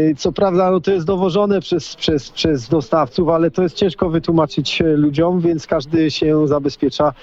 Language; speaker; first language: Polish; native; Polish